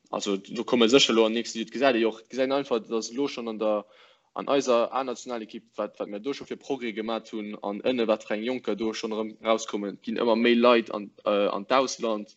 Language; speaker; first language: Luxembourgish; early bilingual, other home language; English